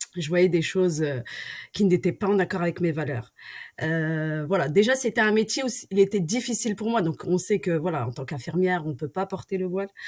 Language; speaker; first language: French; early bilingual, other home language; Arabic